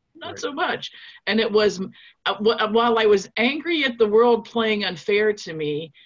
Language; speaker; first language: English; non-native, fluent; German